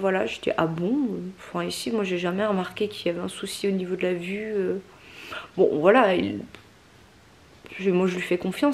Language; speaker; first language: French; native; French